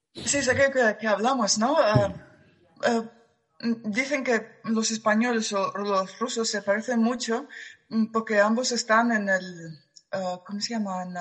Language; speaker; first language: Spanish; non-native, fluent; Russian